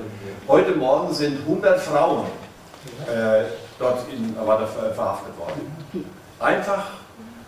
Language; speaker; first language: German; native; German